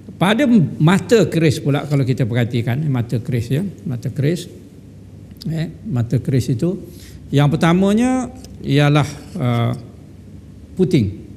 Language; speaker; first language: Malay; native; Malay